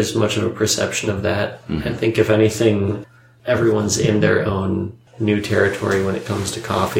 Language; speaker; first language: English; native; English